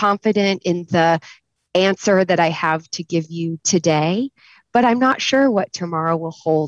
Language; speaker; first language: English; native; English